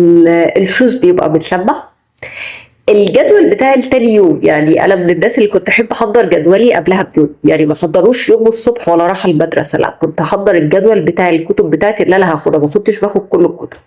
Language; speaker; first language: Arabic; native; Arabic